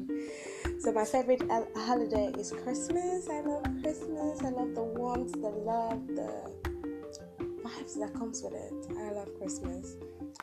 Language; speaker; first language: English; non-native, local second language; Ibibio